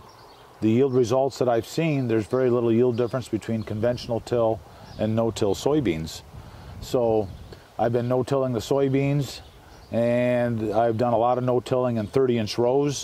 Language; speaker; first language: English; native; English